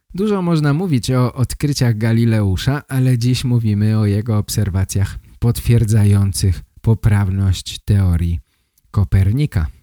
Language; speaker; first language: Polish; native; Polish